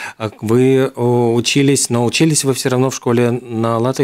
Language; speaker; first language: Russian; native; Russian